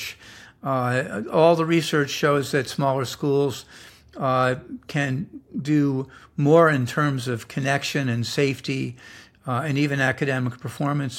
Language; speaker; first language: English; native; English